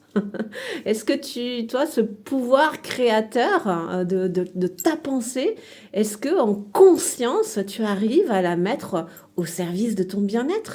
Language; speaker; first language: French; native; French